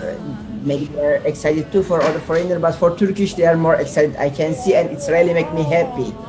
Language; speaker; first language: English; non-native, learner; Turkish